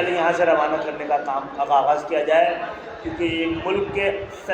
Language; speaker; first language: Urdu; native; Urdu